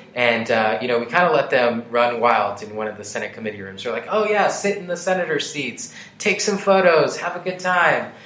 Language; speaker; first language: English; native; English